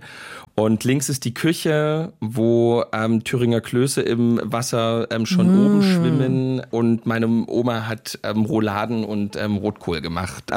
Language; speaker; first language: German; native; German